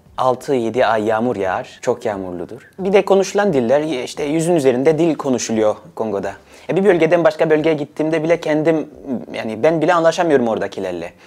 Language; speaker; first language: Turkish; early bilingual, other home language; Swahili